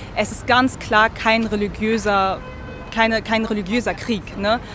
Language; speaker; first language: German; early bilingual, other home language; Arabic